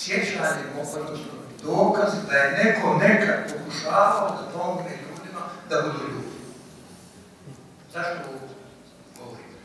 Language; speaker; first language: Croatian; native; Croatian